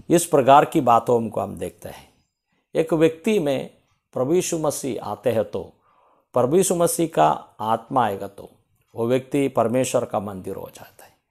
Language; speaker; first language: Hindi; non-native, local second language; Malayalam